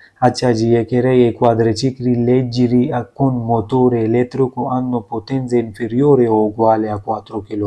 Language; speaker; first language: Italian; non-native, learner; Urdu